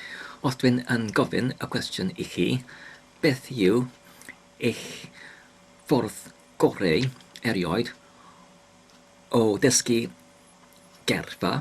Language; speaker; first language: Welsh; non-native, learner; English